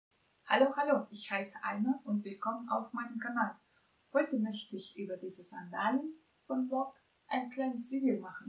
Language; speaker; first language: German; non-native, fluent; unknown